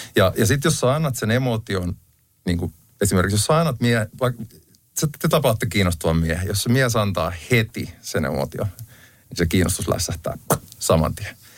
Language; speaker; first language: Finnish; native; Finnish